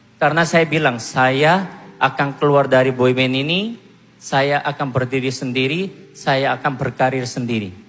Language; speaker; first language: Indonesian; non-native, fluent; Korean